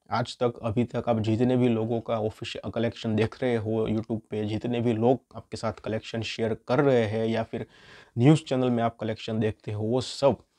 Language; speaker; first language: Hindi; non-native, local second language; Gujarati